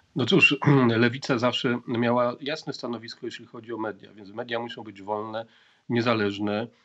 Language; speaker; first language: Polish; native; Polish